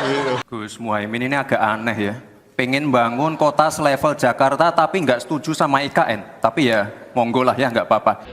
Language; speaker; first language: Indonesian; native; Indonesian